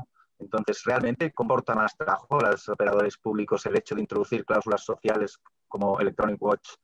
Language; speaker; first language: Spanish; native; Spanish